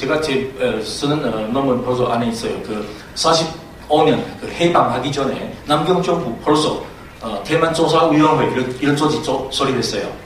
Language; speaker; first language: Korean; non-native, fluent; Chinese